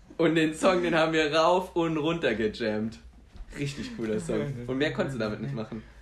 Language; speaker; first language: German; early bilingual, other home language; Polish